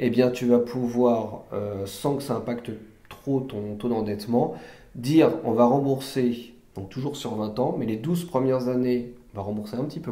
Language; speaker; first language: French; native; French